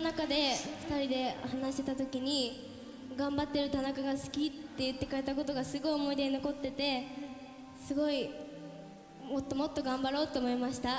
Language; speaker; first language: Japanese; native; Japanese